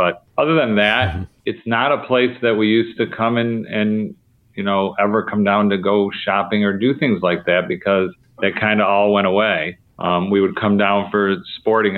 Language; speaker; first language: English; native; English